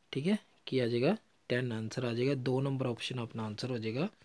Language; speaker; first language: Hindi; non-native, local second language; Punjabi